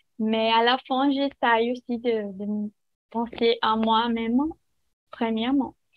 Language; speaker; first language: French; non-native, learner; Portuguese